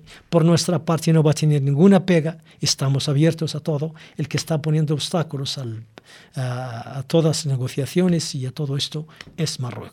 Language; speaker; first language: Spanish; non-native, local second language; Arabic